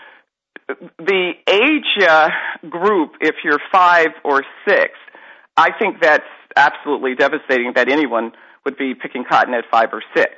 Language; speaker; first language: English; native; English